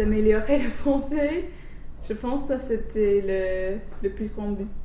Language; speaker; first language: French; non-native, learner; English